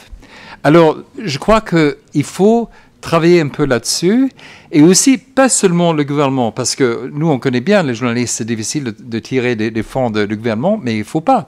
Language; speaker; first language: French; non-native, fluent; English